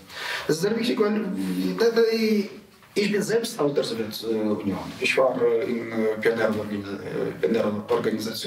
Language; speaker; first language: German; non-native, learner; Ukrainian